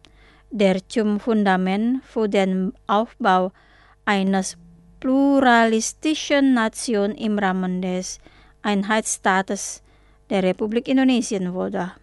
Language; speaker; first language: German; non-native, fluent; Indonesian